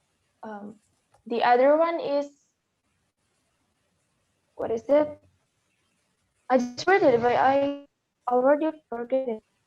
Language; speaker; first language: English; non-native, learner; Indonesian